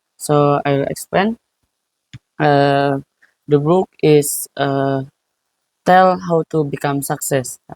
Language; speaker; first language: English; non-native, learner; Indonesian